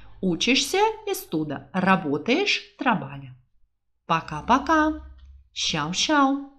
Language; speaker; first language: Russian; non-native, fluent; Portuguese